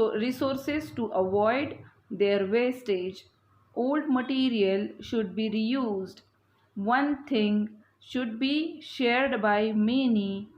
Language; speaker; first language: English; non-native, local second language; Marathi